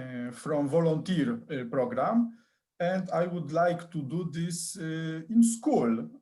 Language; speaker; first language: English; non-native, learner; Polish